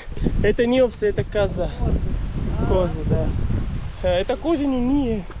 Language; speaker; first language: Russian; non-native, learner; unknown